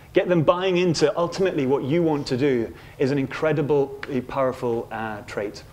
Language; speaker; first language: English; native; English